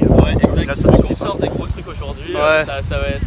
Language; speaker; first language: French; native; French